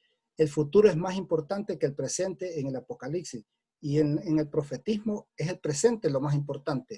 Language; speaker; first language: Spanish; native; Spanish